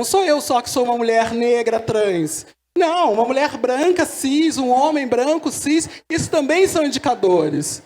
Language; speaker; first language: Portuguese; native; Portuguese